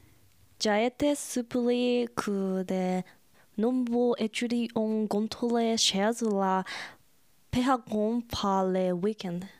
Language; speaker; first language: French; non-native, learner; Japanese